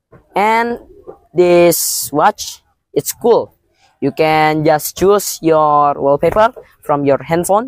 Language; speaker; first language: English; non-native, learner; Indonesian